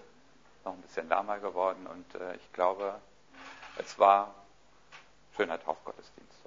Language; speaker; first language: German; native; German